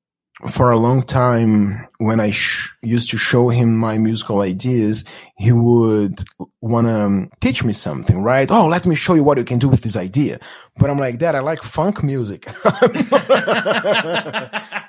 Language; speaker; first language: English; non-native, fluent; Portuguese